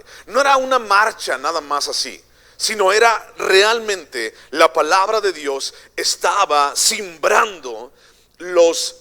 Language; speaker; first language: Spanish; native; Spanish